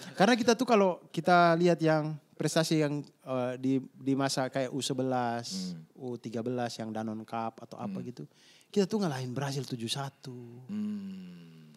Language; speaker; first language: Indonesian; native; Indonesian